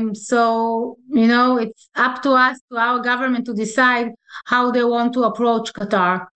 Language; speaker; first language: English; non-native, fluent; Hebrew